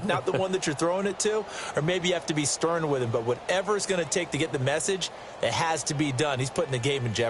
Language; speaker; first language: English; native; English